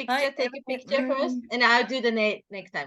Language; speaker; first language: English; non-native, learner; Japanese